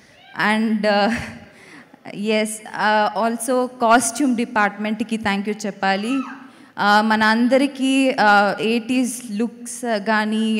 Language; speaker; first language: Telugu; non-native, learner; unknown